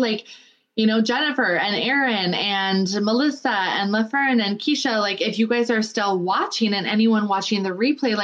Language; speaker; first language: English; native; English